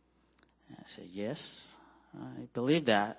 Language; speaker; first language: English; non-native, local second language; Shona